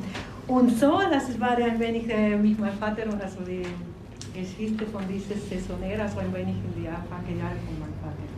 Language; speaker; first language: German; non-native, learner; Spanish